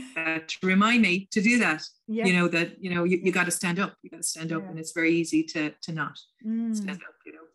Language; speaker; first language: English; native; English